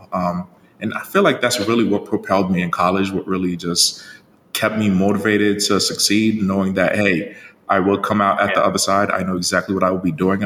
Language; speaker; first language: English; early bilingual, other home language; Haitian Creole